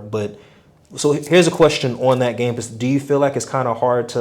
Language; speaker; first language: English; native; English